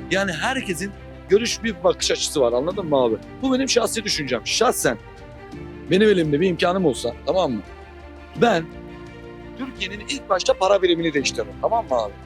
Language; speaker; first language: Turkish; native; Turkish